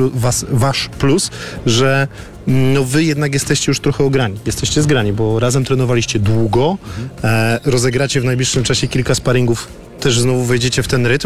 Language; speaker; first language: Polish; native; Polish